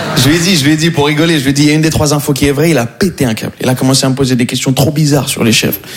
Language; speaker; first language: French; non-native, local second language; Arabic